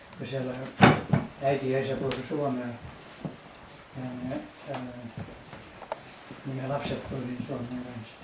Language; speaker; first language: Finnish; early bilingual, heritage; English